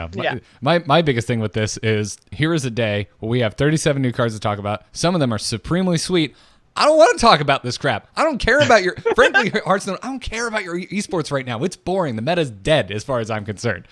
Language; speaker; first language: English; native; English